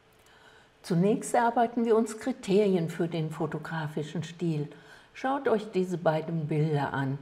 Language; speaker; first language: German; native; German